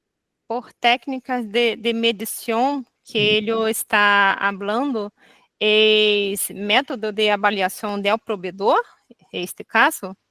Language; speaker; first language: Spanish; non-native, learner; Portuguese